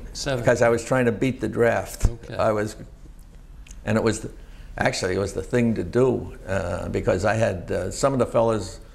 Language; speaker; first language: English; native; English